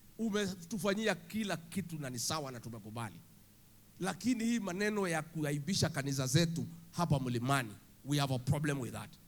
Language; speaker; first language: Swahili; non-native, local second language; Kikuyu